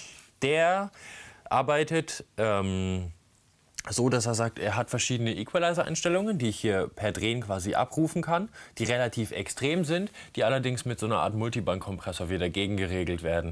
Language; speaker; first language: German; native; German